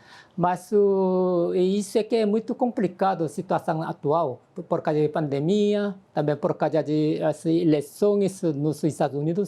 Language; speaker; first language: Portuguese; non-native, fluent; Korean